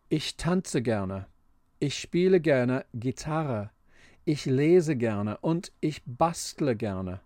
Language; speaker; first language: German; non-native, fluent; English